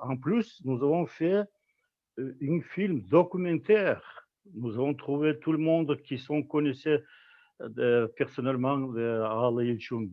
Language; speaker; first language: French; non-native, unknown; Kazakh